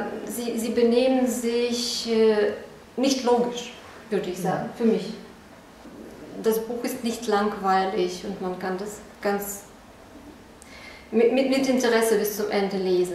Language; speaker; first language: German; non-native, fluent; Russian